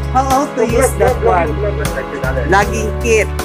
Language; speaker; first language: English; non-native, learner; Filipino